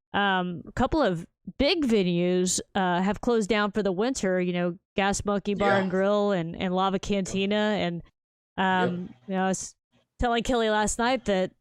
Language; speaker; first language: English; native; English